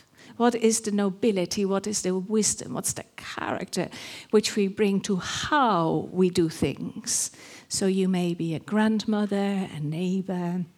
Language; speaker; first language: English; non-native, fluent; Dutch